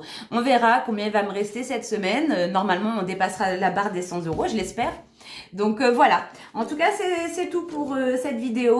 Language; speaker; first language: French; native; French